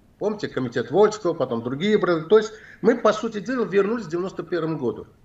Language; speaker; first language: Russian; non-native, local second language; Azerbaijani